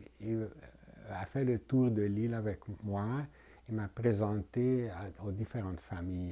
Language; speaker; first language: French; non-native, fluent; Hungarian